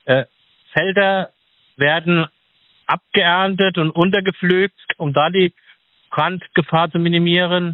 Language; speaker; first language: German; native; German